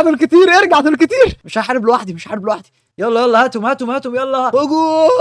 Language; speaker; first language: Arabic; native; Arabic